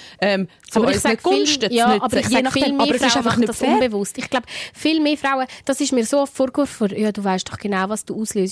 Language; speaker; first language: German; native; German